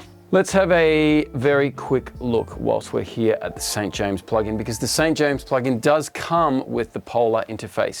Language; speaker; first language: English; native; English